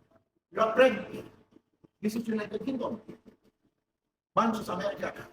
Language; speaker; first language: English; non-native, local second language; Filipino